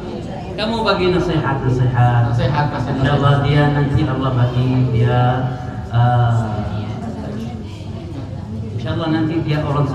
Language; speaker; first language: Indonesian; non-native, learner; Arabic